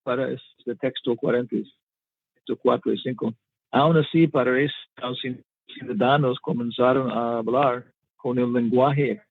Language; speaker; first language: Spanish; non-native, learner; English